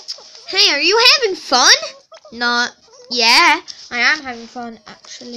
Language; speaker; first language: English; native; English